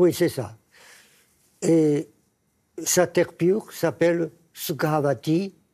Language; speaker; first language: French; non-native, fluent; Japanese